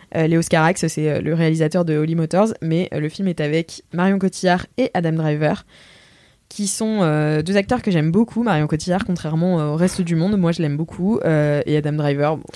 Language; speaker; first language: French; native; French